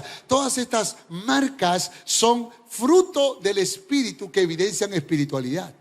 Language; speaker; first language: Spanish; native; Spanish